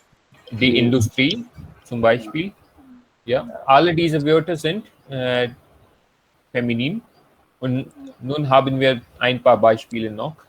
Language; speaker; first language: German; non-native, fluent; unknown